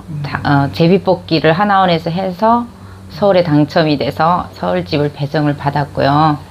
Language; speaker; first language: Korean; native; Korean